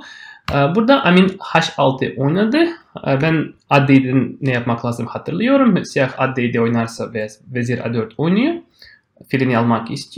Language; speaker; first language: Turkish; non-native, fluent; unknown